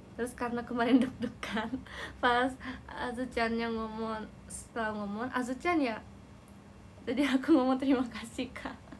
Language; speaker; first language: Indonesian; non-native, fluent; Japanese